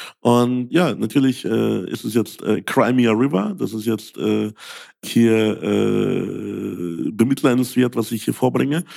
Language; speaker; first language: German; early bilingual, other home language; Russian